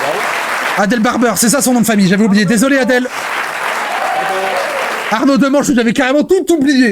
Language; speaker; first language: French; native; French